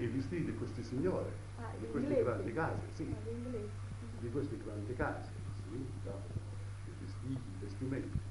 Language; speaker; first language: Italian; early bilingual, heritage; Italian